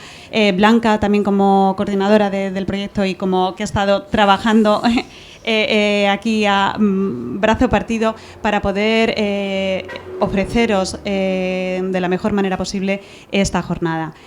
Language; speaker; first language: Spanish; native; Spanish